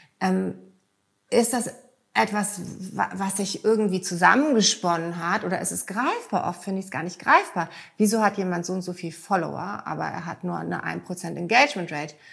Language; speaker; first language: German; early bilingual, heritage; German